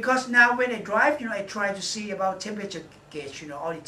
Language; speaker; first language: English; non-native, learner; Thai